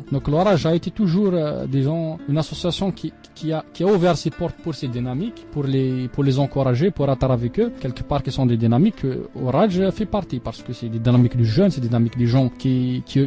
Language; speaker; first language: French; non-native, local second language; Arabic